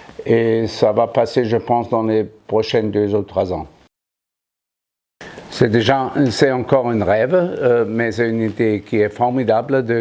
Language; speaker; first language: French; non-native, fluent; German